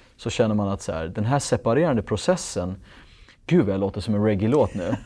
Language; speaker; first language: Swedish; early bilingual, other home language; Kurdish